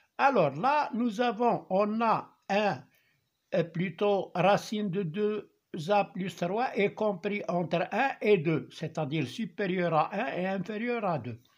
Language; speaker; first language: French; non-native, local second language; Arabic